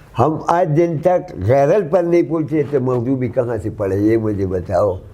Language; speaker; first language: Urdu; non-native, local second language; Pashto